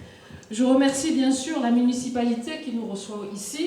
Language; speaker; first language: French; native; French